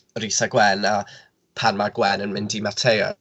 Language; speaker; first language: Welsh; non-native, local second language; English